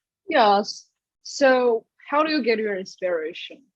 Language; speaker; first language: English; non-native, learner; Chinese